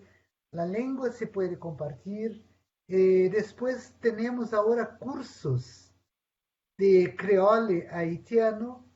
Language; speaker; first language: Spanish; non-native, fluent; Portuguese